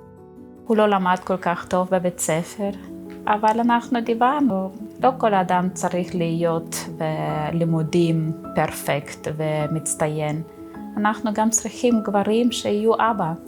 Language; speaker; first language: Hebrew; non-native, learner; German